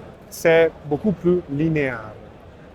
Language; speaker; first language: French; non-native, learner; Italian